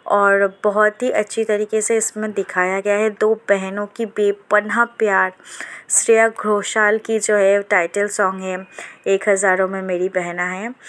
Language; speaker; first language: Hindi; non-native, local second language; Bangla